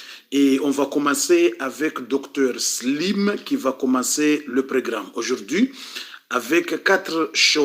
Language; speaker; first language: French; non-native, local second language; Comorian